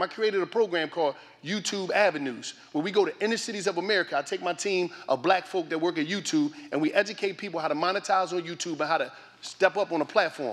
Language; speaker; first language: English; native; English